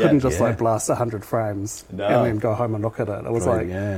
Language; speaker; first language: English; native; English